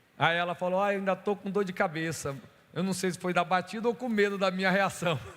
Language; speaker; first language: Portuguese; native; Portuguese